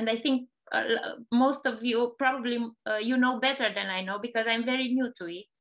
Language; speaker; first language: English; non-native, fluent; Romanian